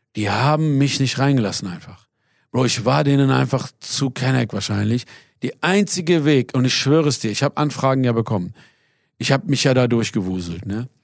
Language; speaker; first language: German; early bilingual, other home language; Persian